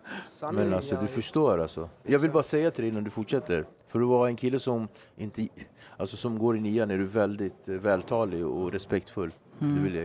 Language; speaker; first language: Swedish; native; Swedish